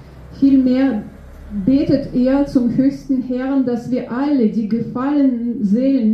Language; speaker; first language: German; non-native, fluent; Russian